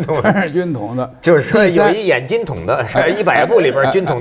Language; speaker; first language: Chinese; native; Chinese